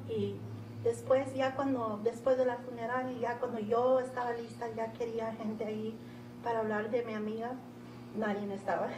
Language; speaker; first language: Spanish; early bilingual, heritage; Spanish